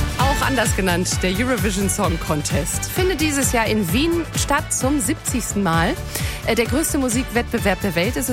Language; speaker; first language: German; native; German